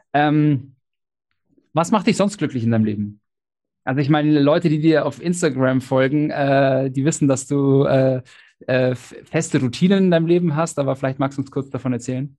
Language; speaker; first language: German; native; German